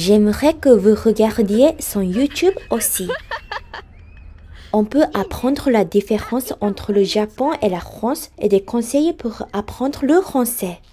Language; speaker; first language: French; non-native, fluent; Japanese